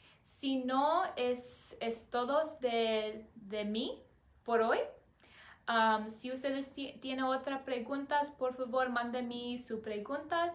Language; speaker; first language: Spanish; non-native, learner; English